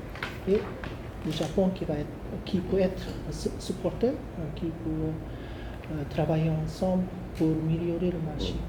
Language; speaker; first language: French; non-native, learner; Japanese